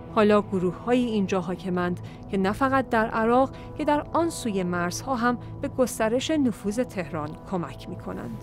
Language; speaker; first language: Persian; native; Persian